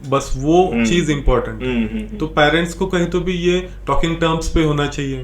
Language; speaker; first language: Hindi; non-native, local second language; Marathi